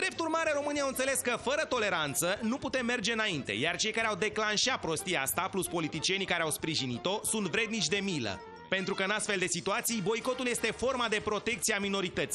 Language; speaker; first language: Romanian; native; Romanian